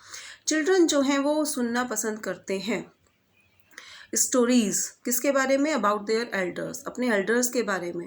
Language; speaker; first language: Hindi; native; Hindi